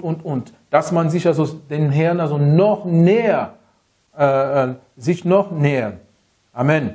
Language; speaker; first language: German; non-native, fluent; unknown